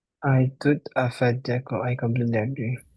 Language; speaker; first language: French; non-native, learner; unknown